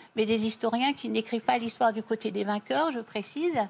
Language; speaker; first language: French; native; French